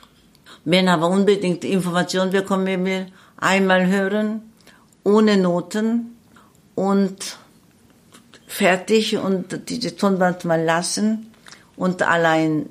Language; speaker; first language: German; non-native, learner; Korean